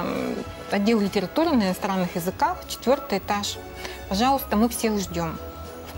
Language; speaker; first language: Russian; native; Russian